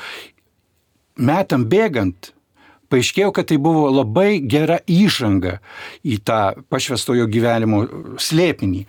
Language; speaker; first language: Lithuanian; native; Lithuanian